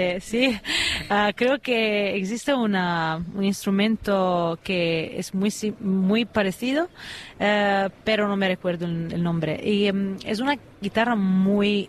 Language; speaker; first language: Spanish; non-native, fluent; Italian